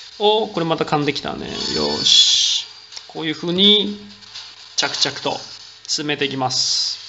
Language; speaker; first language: Japanese; non-native, fluent; Chinese